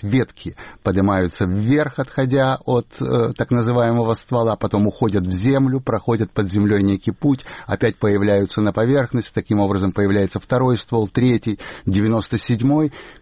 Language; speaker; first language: Russian; native; Russian